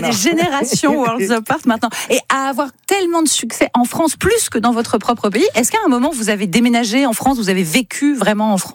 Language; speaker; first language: French; native; French